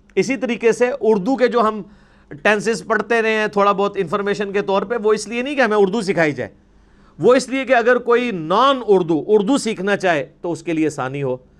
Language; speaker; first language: Urdu; non-native, local second language; Punjabi